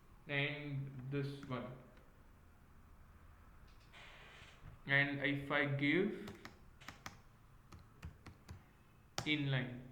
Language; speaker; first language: English; non-native, local second language; Kannada